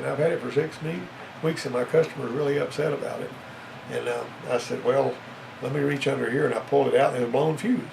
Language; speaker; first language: English; native; English